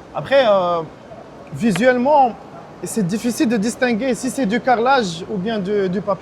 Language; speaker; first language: French; non-native, local second language; Arabic